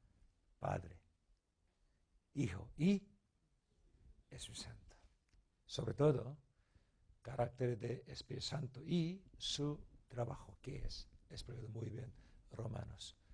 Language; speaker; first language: Spanish; non-native, learner; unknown